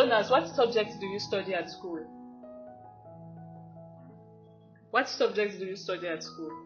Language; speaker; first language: English; non-native, fluent; French